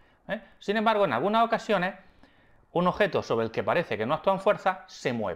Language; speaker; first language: Spanish; native; Spanish